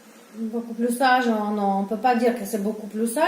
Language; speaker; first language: French; non-native, learner; Ukrainian